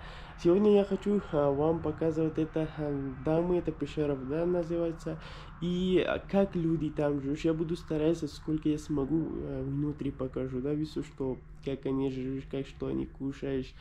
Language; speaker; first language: Russian; non-native, learner; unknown